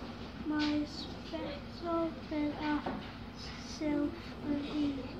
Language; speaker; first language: Welsh; non-native, local second language; English